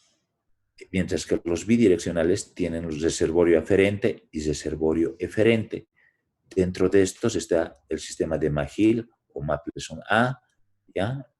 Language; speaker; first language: Spanish; native; Spanish